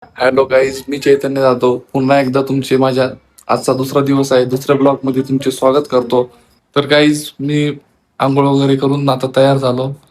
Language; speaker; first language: Marathi; non-native, local second language; Lambadi